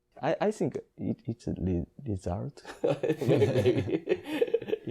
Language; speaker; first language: English; non-native, learner; Japanese